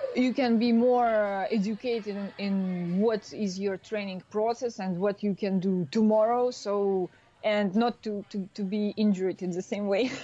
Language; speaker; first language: English; non-native, learner; Russian